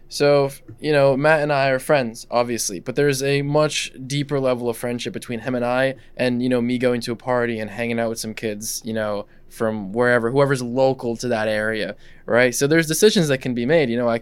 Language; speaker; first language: English; non-native, fluent; Russian